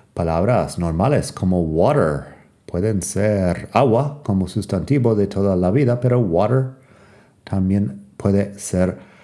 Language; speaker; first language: Spanish; non-native, fluent; English